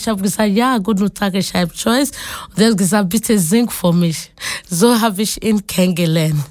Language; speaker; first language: German; non-native, learner; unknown